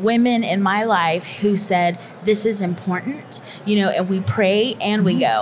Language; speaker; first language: English; native; English